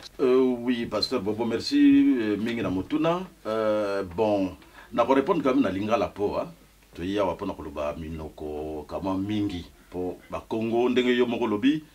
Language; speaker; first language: Lingala; non-native, local second language; Kongo